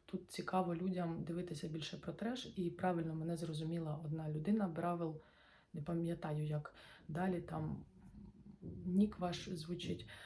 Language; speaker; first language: Ukrainian; non-native, local second language; Russian